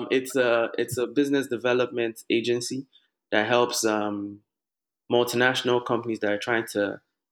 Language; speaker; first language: English; non-native, local second language; Yoruba